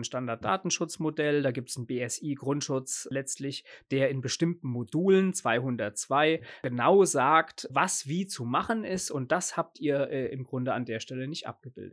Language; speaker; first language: German; native; German